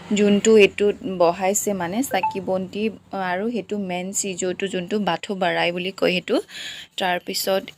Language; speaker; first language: Assamese; non-native, local second language; Bodo